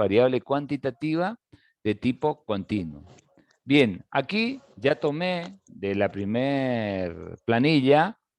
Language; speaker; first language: Spanish; native; Spanish